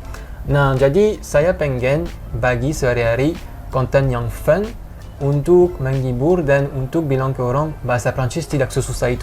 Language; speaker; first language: Indonesian; non-native, fluent; French